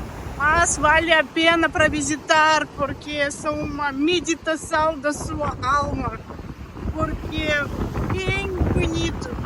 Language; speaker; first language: Portuguese; non-native, learner; Russian